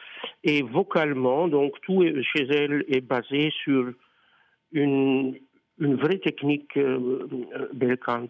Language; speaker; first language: French; non-native, fluent; Dutch